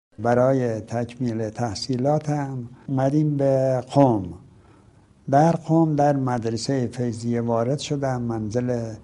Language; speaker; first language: Persian; native; Persian